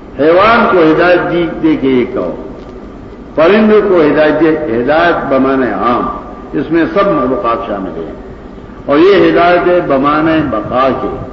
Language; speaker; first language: Urdu; non-native, local second language; Pashto